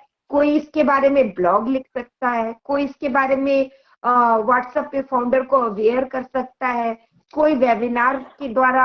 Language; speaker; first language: Hindi; native; Hindi